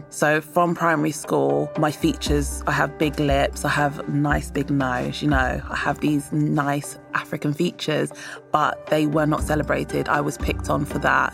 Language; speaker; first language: English; native; English